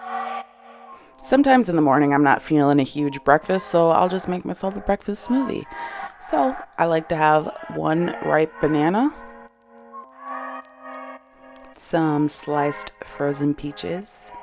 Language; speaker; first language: English; native; English